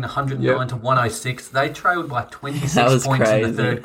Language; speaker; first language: English; native; English